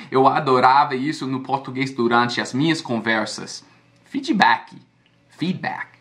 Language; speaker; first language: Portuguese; non-native, fluent; English